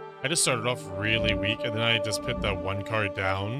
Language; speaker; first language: English; native; English